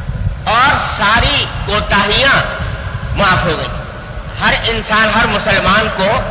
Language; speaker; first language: Urdu; native; Urdu